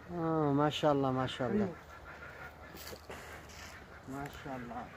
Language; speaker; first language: Arabic; non-native, learner; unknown